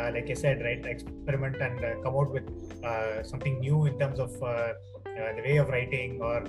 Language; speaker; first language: English; non-native, local second language; Tamil